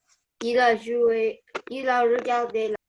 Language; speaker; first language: French; non-native, learner; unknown